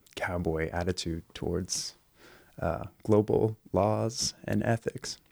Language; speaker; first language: English; native; English